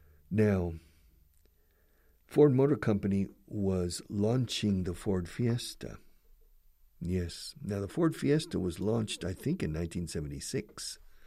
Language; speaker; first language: English; native; English